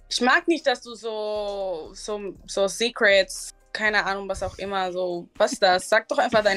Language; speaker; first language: German; non-native, learner; Spanish